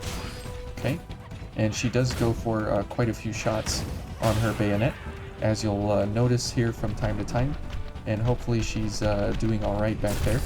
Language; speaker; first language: English; native; English